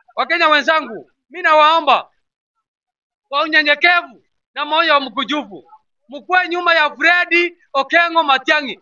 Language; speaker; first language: Swahili; non-native, local second language; Gusii